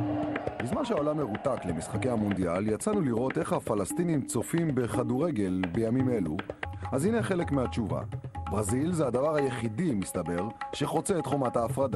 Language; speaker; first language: Hebrew; native; Hebrew